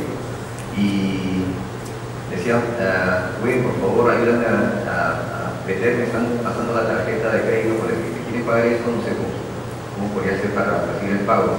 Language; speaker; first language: Spanish; native; Spanish